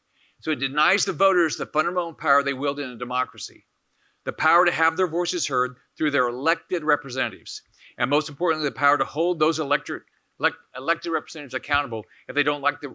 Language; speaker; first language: English; native; English